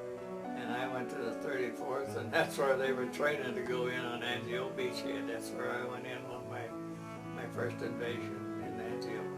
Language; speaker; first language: English; native; English